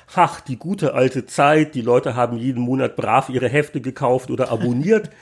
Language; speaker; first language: German; native; German